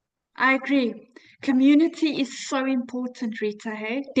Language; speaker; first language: English; native; English